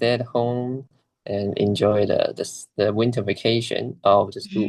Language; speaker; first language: English; non-native, learner; Chinese